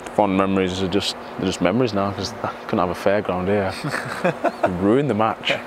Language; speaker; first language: English; native; English